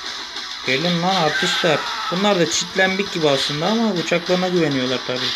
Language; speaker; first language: Turkish; native; Turkish